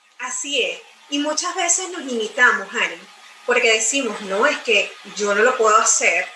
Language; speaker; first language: Spanish; native; Spanish